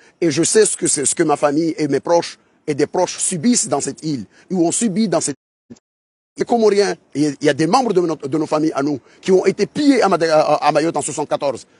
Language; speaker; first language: French; non-native, local second language; Ngazidja Comorian